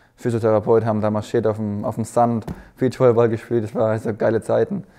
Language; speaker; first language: German; native; German